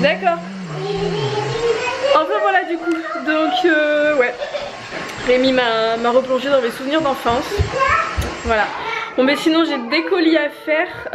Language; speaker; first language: French; native; French